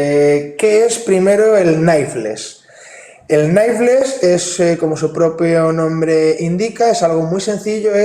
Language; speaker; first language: Spanish; native; Spanish